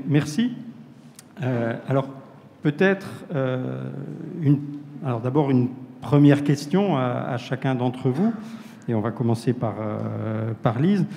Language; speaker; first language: French; native; French